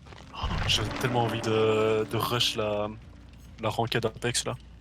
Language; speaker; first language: French; native; French